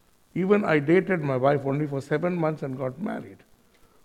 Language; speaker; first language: English; non-native, local second language; Tamil